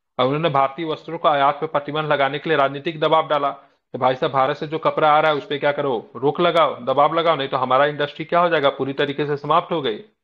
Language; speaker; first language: Hindi; native; Hindi